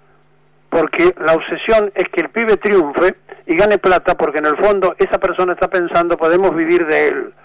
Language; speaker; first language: Spanish; native; Spanish